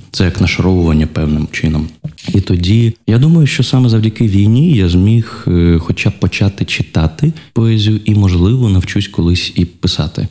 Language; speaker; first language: Ukrainian; non-native, local second language; Russian